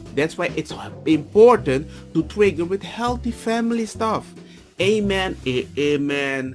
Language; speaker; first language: English; non-native, fluent; Spanish